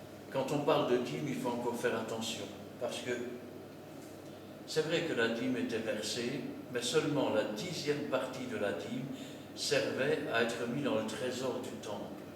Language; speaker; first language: French; native; French